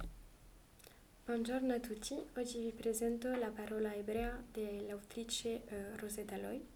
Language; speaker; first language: Italian; non-native, learner; French